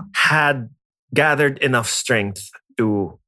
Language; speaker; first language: English; non-native, local second language; Filipino